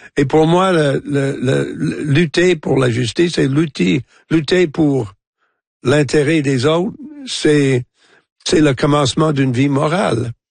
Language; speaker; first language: French; non-native, local second language; English